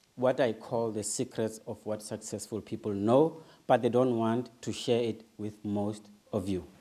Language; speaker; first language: English; non-native, local second language; Northern Sotho